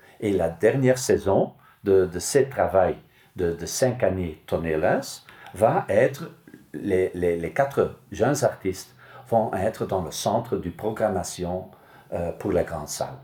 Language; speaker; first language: French; non-native, local second language; Dutch